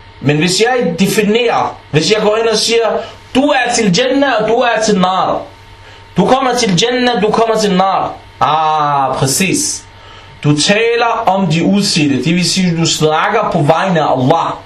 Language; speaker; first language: Danish; non-native, fluent; Arabic